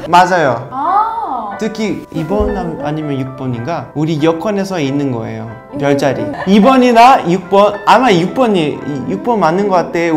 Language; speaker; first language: Korean; non-native, learner; Portuguese